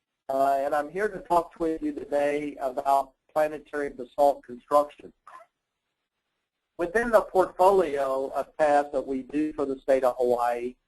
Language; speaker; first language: English; native; English